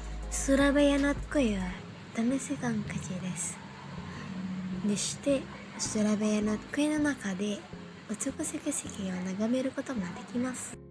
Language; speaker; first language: Japanese; non-native, learner; Indonesian